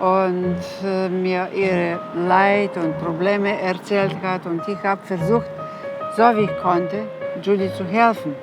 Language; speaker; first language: German; non-native, fluent; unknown